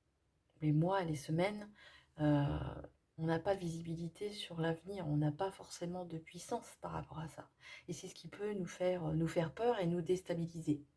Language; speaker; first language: French; native; French